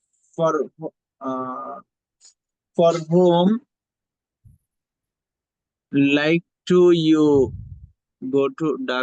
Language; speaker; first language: English; non-native, learner; Bangla